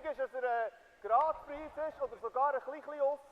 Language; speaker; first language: German; native; German